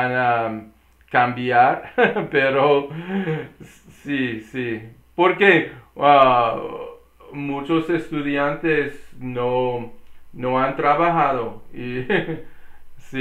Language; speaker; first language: Spanish; non-native, learner; English